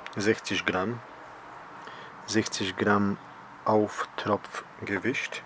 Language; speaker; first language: German; early bilingual, other home language; Polish